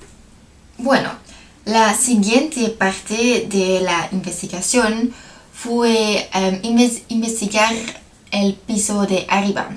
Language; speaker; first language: Spanish; non-native, learner; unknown